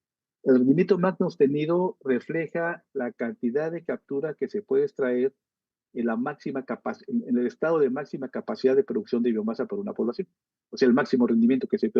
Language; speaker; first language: Spanish; native; Spanish